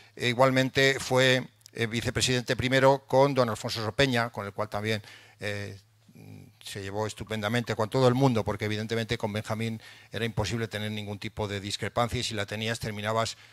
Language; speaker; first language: Spanish; native; Spanish